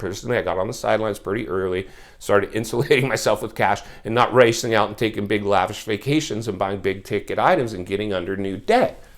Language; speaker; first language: English; native; English